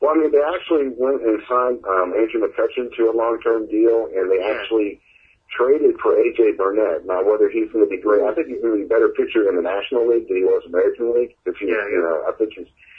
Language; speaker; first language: English; native; English